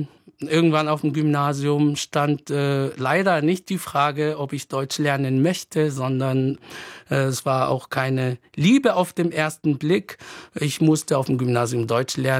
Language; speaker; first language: German; non-native, fluent; Arabic